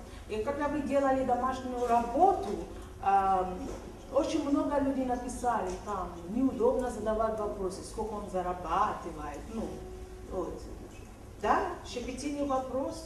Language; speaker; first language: Russian; non-native, fluent; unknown